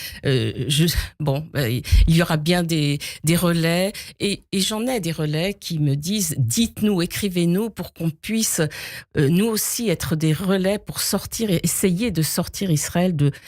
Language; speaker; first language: French; native; French